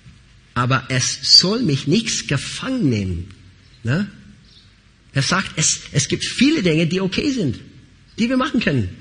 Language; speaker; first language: German; non-native, fluent; English